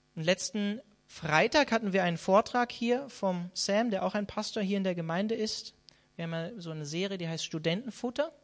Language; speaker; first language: German; native; German